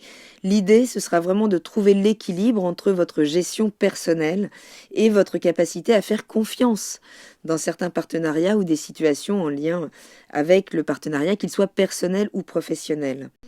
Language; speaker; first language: French; native; French